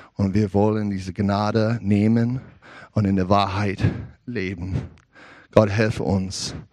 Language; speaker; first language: German; non-native, learner; English